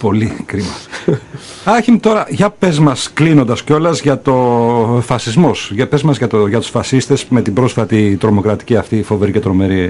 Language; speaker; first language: Greek; native; Greek